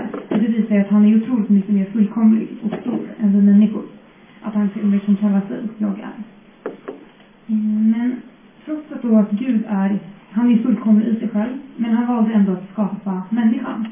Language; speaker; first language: Swedish; native; Swedish